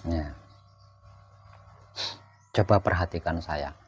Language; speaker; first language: Indonesian; non-native, local second language; Javanese